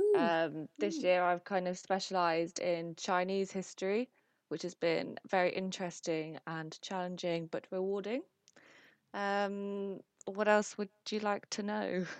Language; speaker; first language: English; early bilingual, other home language; Italian